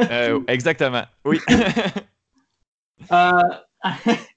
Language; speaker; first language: English; non-native, learner; French